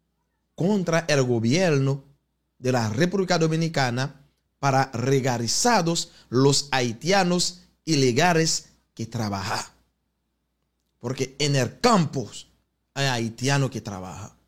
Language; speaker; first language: Spanish; non-native, fluent; Haitian Creole